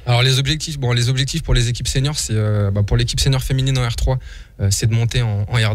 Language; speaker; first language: French; native; French